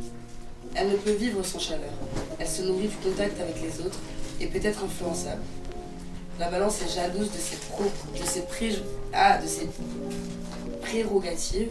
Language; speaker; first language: French; native; French